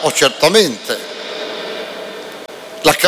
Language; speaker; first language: Italian; native; Italian